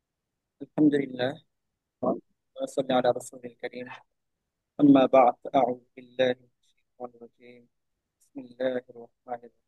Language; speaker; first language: Arabic; non-native, fluent; Bangla